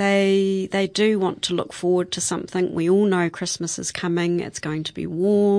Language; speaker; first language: English; native; English